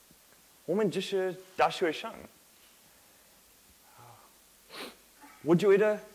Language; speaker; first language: Chinese; non-native, learner; English